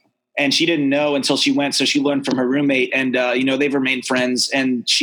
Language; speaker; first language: English; native; English